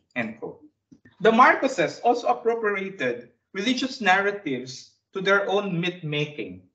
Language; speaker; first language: English; non-native, local second language; Bikol